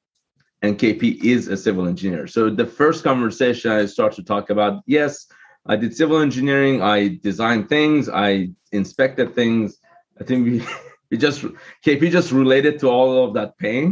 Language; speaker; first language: English; non-native, fluent; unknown